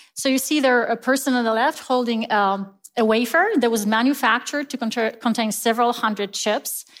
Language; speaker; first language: English; non-native, fluent; Polish